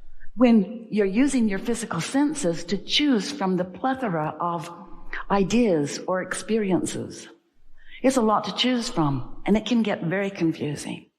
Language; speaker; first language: English; native; English